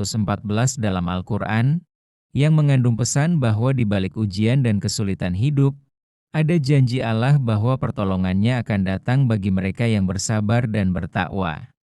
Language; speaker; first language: Indonesian; native; Indonesian